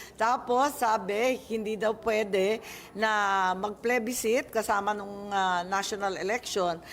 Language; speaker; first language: Filipino; native; Filipino